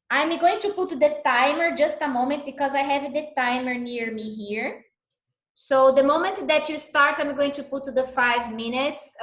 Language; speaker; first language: English; non-native, fluent; Portuguese